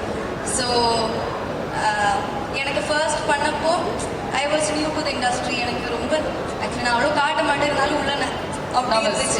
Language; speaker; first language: Tamil; non-native, learner; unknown